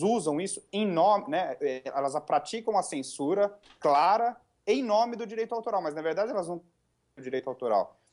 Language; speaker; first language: Portuguese; native; Portuguese